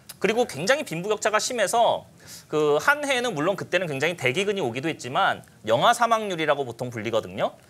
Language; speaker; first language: Korean; native; Korean